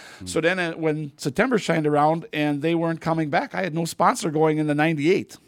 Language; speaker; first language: English; native; English